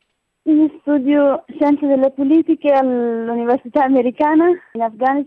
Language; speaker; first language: Italian; non-native, fluent; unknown